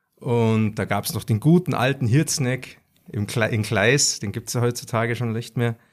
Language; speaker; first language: German; native; German